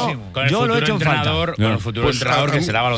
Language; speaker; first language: Spanish; native; Spanish